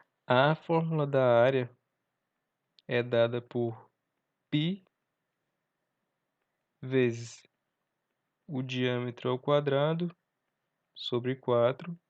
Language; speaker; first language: Portuguese; native; Portuguese